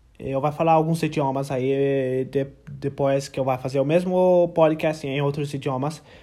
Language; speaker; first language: Portuguese; non-native, learner; English